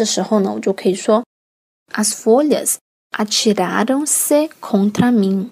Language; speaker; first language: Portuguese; non-native, fluent; Chinese